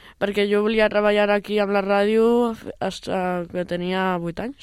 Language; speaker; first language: Catalan; non-native, local second language; Spanish